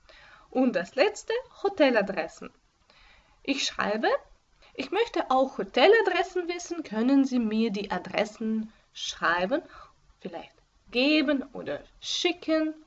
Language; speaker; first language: German; non-native, fluent; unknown